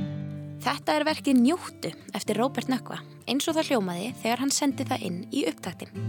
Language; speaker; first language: Icelandic; native; Icelandic